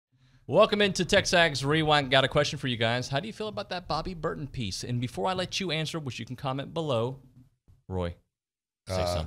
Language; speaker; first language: English; native; English